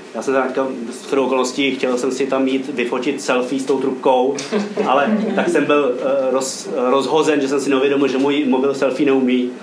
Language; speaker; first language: Czech; native; Czech